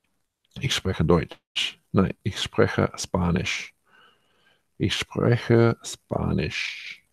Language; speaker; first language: German; non-native, learner; English